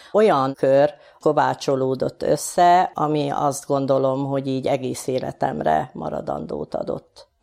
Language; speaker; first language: Hungarian; native; Hungarian